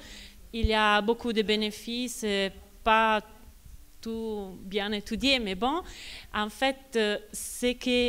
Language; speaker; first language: French; non-native, fluent; Italian